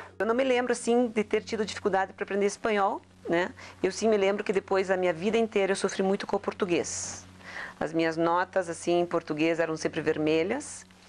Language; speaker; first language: Portuguese; early bilingual, other home language; Spanish